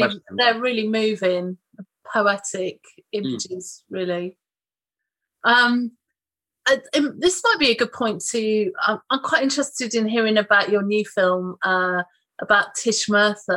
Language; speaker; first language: English; native; English